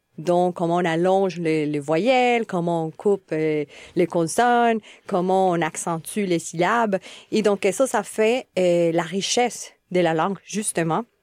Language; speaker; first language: French; non-native, fluent; Spanish